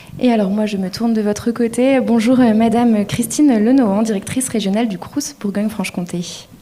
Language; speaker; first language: French; native; French